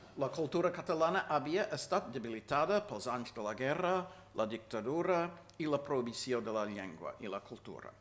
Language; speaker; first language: Catalan; non-native, fluent; English